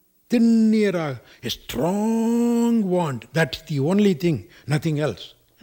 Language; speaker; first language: English; non-native, local second language; Tamil